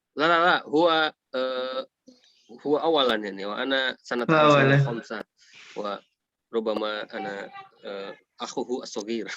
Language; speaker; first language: Arabic; non-native, fluent; Indonesian